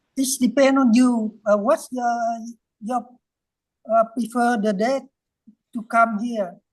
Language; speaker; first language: English; non-native, learner; Vietnamese